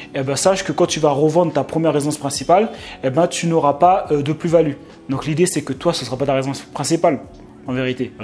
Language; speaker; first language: French; native; French